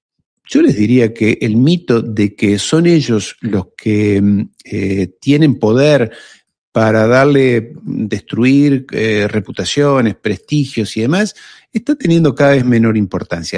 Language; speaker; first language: Spanish; native; Spanish